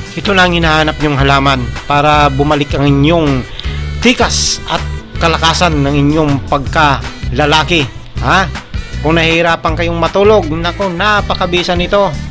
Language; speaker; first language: Filipino; non-native, local second language; Bikol